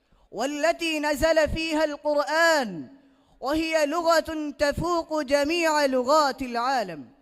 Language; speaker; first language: Arabic; non-native, learner; Bangla